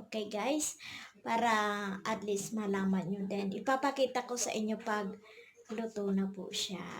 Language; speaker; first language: Filipino; non-native, local second language; Bikol